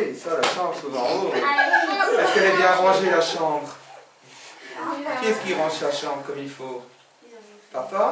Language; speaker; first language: French; native; French